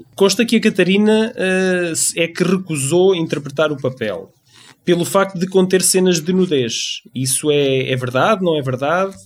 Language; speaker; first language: Portuguese; native; Portuguese